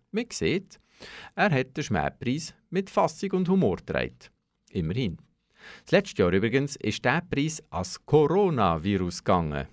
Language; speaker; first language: German; native; German